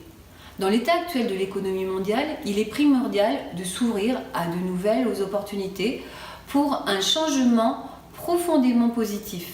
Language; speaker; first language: French; native; French